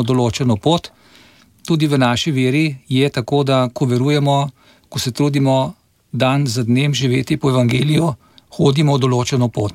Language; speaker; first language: Slovenian; native; Slovenian